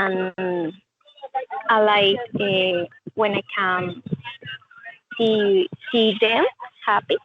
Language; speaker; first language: English; non-native, learner; Spanish